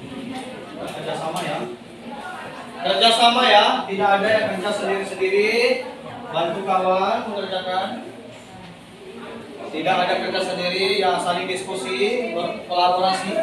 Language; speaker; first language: Indonesian; native; Indonesian